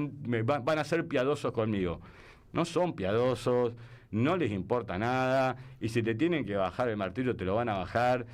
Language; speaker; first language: Spanish; native; Spanish